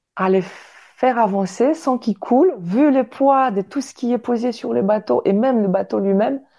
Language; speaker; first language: French; non-native, fluent; Polish